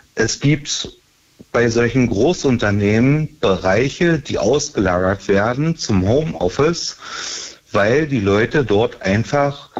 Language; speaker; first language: German; early bilingual, other home language; English